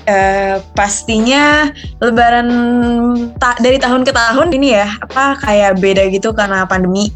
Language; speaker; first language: Indonesian; native; Indonesian